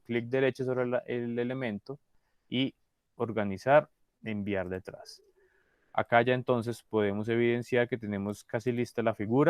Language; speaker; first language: Spanish; native; Spanish